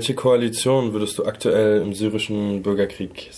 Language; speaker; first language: German; native; German